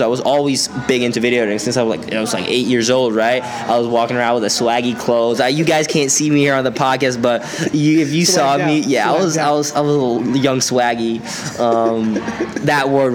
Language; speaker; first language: English; non-native, fluent; Swedish